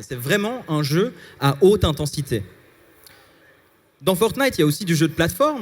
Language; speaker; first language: French; native; French